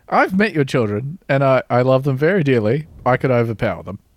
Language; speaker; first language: English; native; English